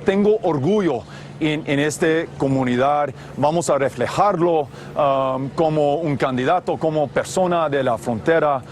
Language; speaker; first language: Spanish; non-native, fluent; English